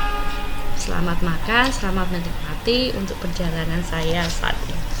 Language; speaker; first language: Indonesian; non-native, local second language; Javanese